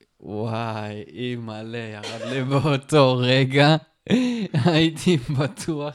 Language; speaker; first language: Hebrew; native; Hebrew